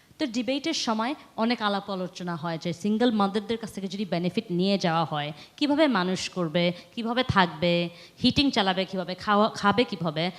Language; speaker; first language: Bangla; early bilingual, heritage; Bangla